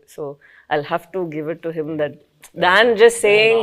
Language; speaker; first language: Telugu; non-native, local second language; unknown